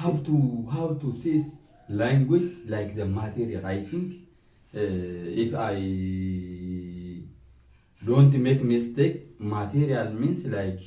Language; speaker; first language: English; non-native, learner; Oromo